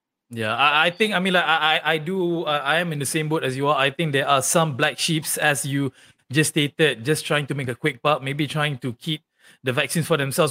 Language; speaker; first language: English; non-native, local second language; Malay